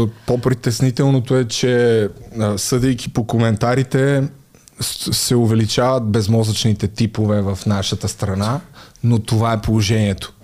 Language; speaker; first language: Bulgarian; native; Bulgarian